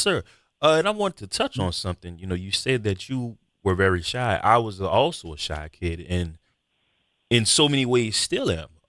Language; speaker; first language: English; native; English